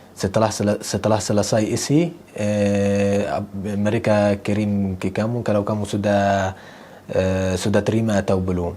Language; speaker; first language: Indonesian; non-native, learner; Arabic